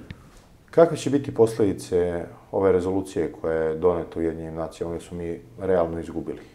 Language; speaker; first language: Serbian; native; Serbian